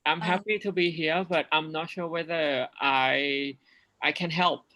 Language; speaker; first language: English; non-native, fluent; Thai